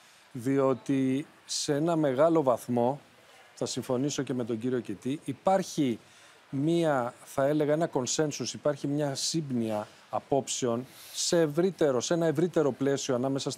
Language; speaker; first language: Greek; native; Greek